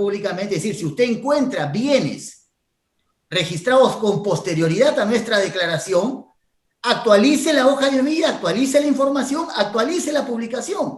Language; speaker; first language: Spanish; native; Spanish